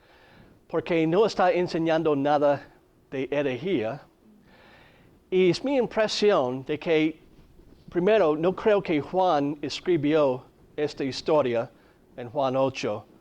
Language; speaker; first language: Spanish; non-native, fluent; English